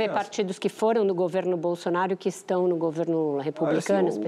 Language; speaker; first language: Portuguese; native; Portuguese